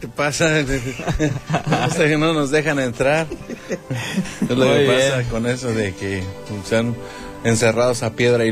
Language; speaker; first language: Spanish; native; Spanish